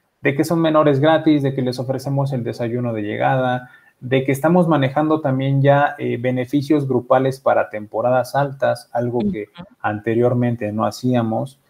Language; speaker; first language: Spanish; native; Spanish